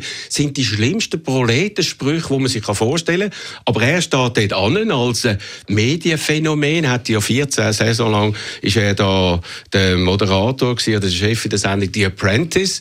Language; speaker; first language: German; native; German